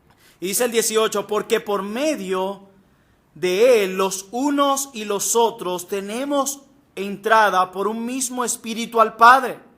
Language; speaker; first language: Spanish; native; Spanish